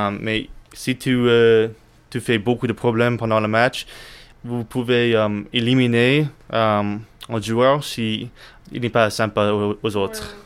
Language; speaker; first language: French; non-native, learner; English